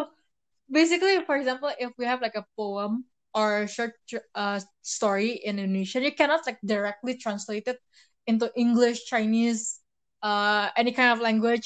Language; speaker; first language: English; non-native, fluent; Indonesian